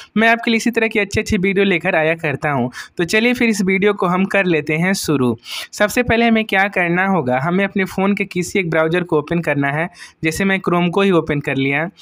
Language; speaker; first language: Hindi; native; Hindi